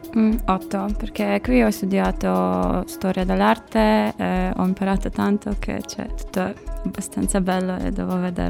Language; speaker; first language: Italian; non-native, learner; Latvian